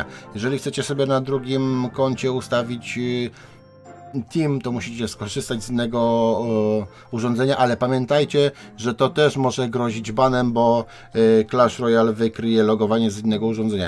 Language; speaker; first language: Polish; native; Polish